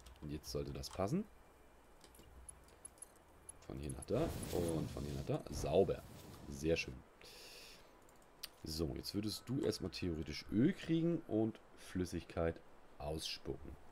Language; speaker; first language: German; native; German